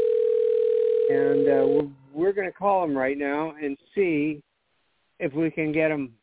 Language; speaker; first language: English; native; English